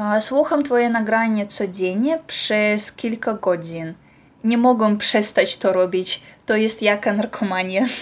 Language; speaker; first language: Polish; non-native, learner; Russian